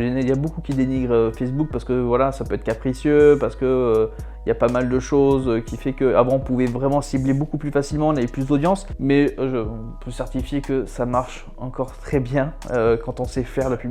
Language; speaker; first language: French; native; French